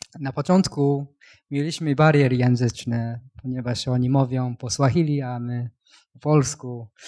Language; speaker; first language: Polish; non-native, learner; Japanese